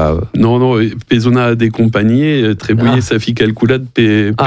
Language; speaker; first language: Romanian; non-native, learner; French